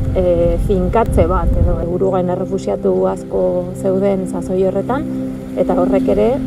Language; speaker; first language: Basque; non-native, fluent; Spanish